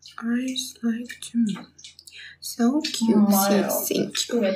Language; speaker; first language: English; non-native, learner; Russian